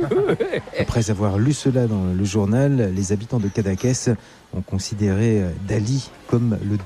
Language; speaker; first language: French; native; French